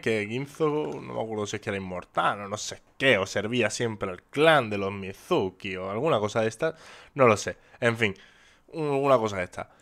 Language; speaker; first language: Spanish; native; Spanish